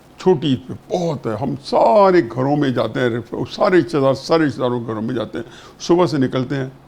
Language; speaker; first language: Urdu; non-native, local second language; Saraiki